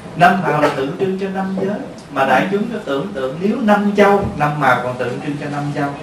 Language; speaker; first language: Vietnamese; native; Vietnamese